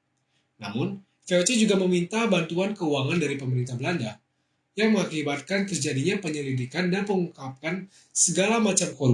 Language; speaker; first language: Indonesian; native; Indonesian